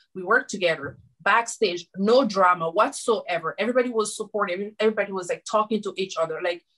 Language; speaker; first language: English; non-native, fluent; Susu